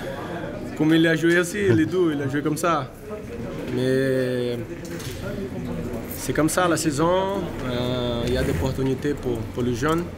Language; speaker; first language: French; non-native, learner; Portuguese